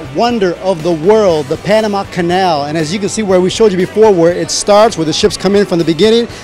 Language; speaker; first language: English; early bilingual, other home language; Spanish